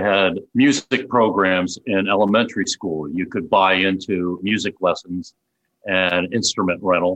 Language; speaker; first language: English; native; English